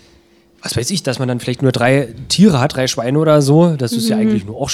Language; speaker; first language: German; native; German